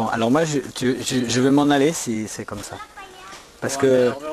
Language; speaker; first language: French; native; French